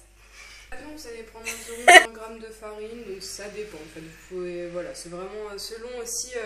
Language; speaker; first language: French; native; French